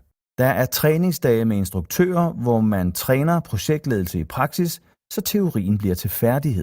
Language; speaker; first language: Danish; native; Danish